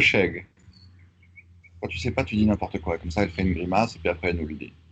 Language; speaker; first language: French; native; French